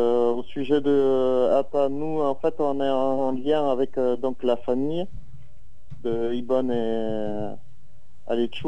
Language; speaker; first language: French; native; French